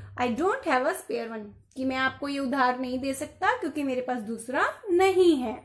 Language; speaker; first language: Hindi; non-native, local second language; Gujarati